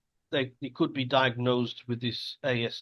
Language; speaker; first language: English; native; English